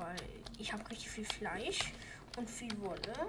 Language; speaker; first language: German; native; German